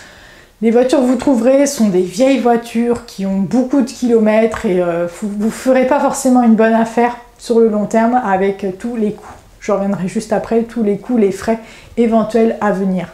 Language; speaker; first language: French; native; French